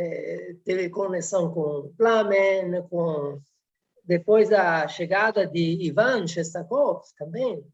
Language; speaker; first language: Portuguese; non-native, fluent; Italian